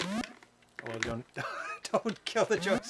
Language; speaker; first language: English; native; English